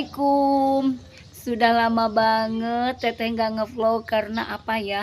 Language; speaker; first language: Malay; non-native, local second language; Sundanese